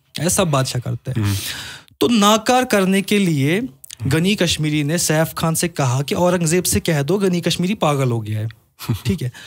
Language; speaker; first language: Hindi; non-native, local second language; Kashmiri